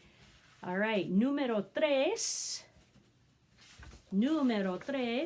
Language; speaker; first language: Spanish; non-native, fluent; English